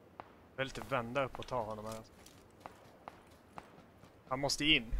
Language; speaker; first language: Swedish; native; Swedish